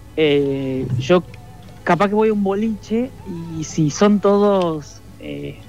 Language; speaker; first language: Spanish; native; Spanish